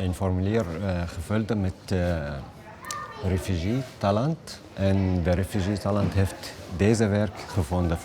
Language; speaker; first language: Dutch; non-native, learner; Arabic